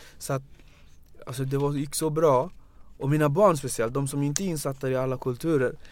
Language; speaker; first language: Swedish; early bilingual, other home language; Wolof